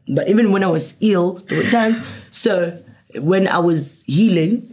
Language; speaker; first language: English; non-native, local second language; Southern Sotho